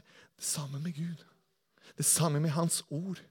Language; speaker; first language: Norwegian; non-native, fluent; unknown